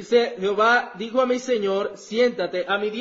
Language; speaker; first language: Spanish; native; Spanish